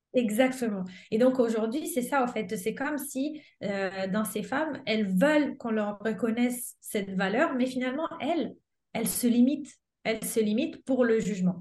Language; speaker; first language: French; non-native, fluent; Italian